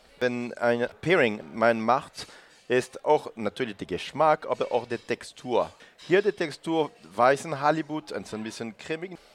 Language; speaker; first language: German; non-native, learner; French